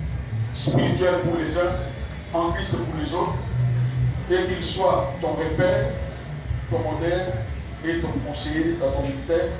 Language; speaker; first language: French; non-native, local second language; Lingala